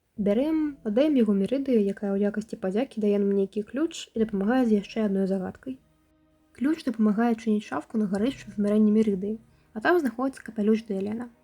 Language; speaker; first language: Belarusian; native; Belarusian